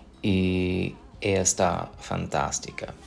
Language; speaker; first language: Spanish; non-native, fluent; English